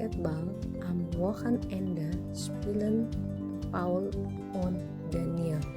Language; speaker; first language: German; non-native, fluent; Indonesian